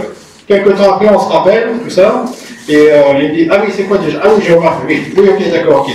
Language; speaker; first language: French; native; French